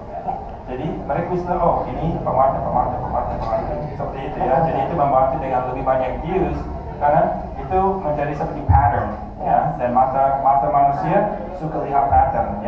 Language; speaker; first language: Indonesian; non-native, fluent; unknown